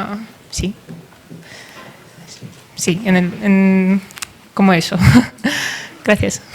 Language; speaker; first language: Spanish; non-native, fluent; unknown